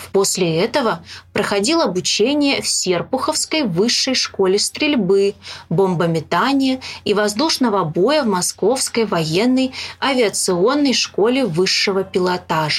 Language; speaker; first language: Russian; native; Russian